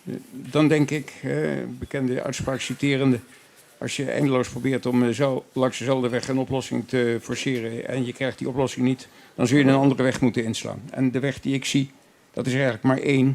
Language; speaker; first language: Dutch; native; Dutch